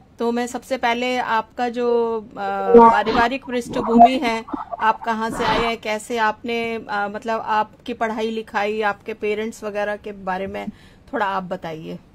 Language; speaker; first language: Hindi; native; Hindi